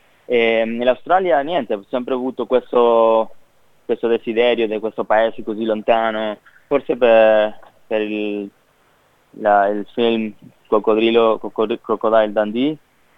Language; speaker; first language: Italian; non-native, fluent; Spanish